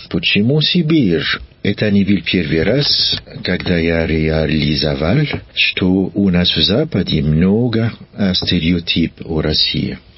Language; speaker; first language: Russian; non-native, learner; French